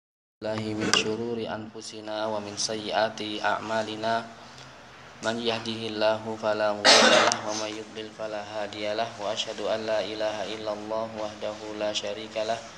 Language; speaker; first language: Arabic; non-native, fluent; Indonesian